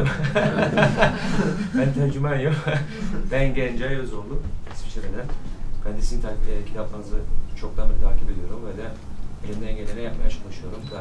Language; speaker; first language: Turkish; native; Turkish